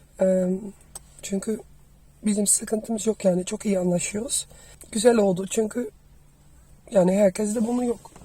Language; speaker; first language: Turkish; non-native, fluent; Dutch